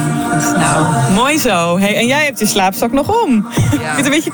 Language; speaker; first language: Dutch; native; Dutch